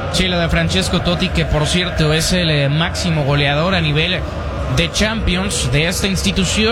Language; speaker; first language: Spanish; native; Spanish